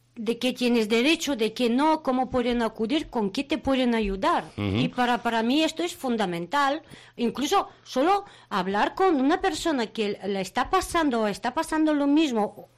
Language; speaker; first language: Spanish; non-native, fluent; Bulgarian